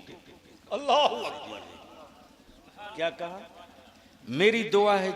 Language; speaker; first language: Urdu; native; Urdu